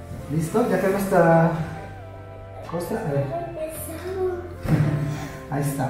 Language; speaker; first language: Spanish; native; Spanish